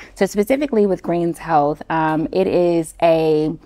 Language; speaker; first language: English; native; English